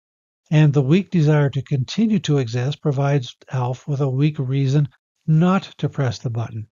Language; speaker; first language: English; native; English